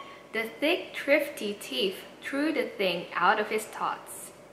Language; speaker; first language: English; non-native, fluent; Indonesian